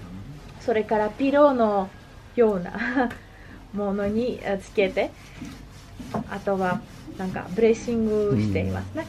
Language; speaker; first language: Japanese; non-native, learner; Armenian